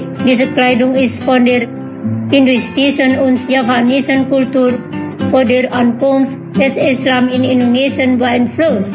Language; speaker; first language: German; non-native, fluent; Indonesian